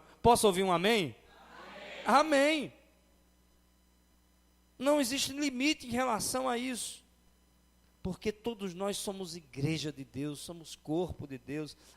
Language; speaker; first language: Portuguese; native; Portuguese